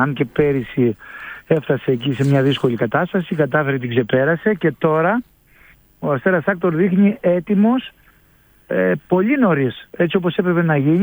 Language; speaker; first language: Greek; native; Greek